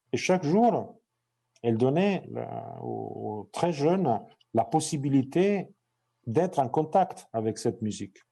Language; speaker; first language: French; non-native, fluent; Italian